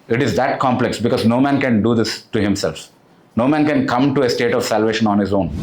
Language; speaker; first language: English; non-native, local second language; Telugu